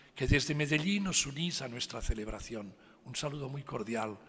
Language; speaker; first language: Spanish; non-native, local second language; Catalan